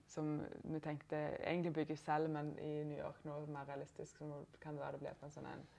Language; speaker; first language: Norwegian; native; Norwegian